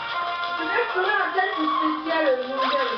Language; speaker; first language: French; native; French